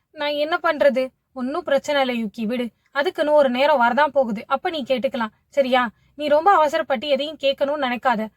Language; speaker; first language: Tamil; native; Tamil